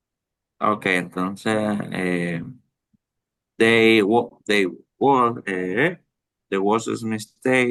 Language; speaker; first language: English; non-native, learner; Spanish